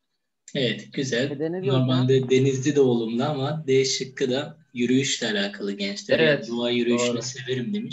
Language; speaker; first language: Turkish; native; Turkish